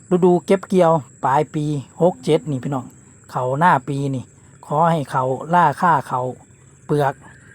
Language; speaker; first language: Thai; native; Thai